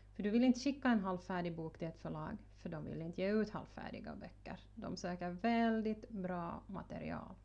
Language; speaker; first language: Swedish; native; Swedish